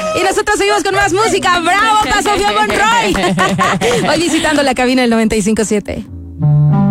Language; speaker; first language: Spanish; native; Spanish